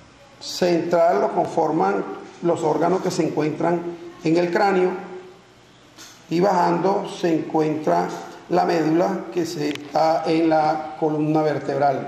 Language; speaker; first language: Spanish; native; Spanish